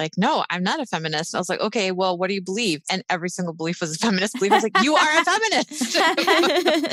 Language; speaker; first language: English; native; English